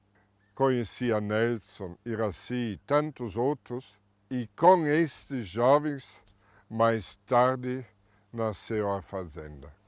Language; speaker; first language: Portuguese; non-native, fluent; German